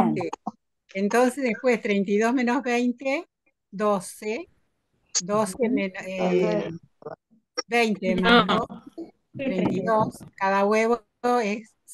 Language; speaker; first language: Spanish; native; Spanish